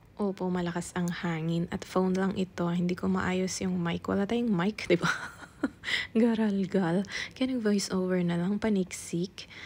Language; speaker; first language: Filipino; non-native, local second language; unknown